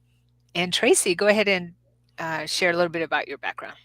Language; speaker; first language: English; native; English